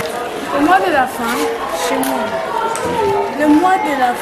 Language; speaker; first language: French; non-native, local second language; Lingala